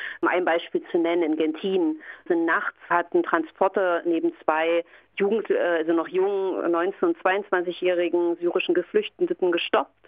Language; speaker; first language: German; native; German